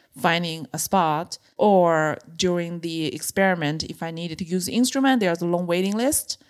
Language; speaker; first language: English; non-native, fluent; Chinese